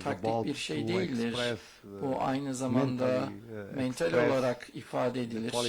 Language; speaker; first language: Turkish; non-native, learner; Portuguese